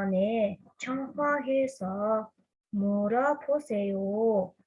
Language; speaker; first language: Korean; non-native, fluent; Mongolian